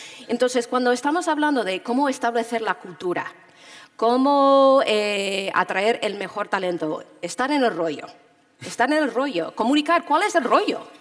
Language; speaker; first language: Spanish; early bilingual, heritage; Spanish